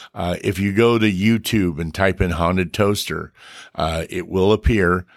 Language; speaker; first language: English; native; English